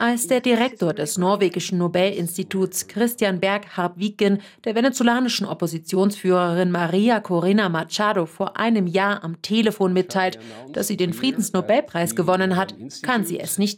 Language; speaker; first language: German; native; German